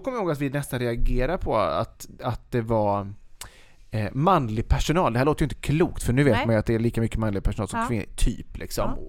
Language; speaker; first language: Swedish; native; Swedish